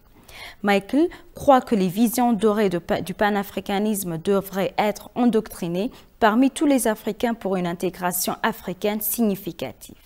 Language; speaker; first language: French; non-native, fluent; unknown